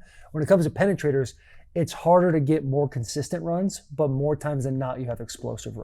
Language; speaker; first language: English; native; English